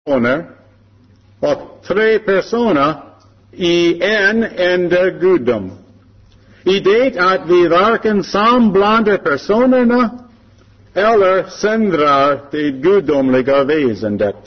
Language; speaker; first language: Swedish; non-native, learner; English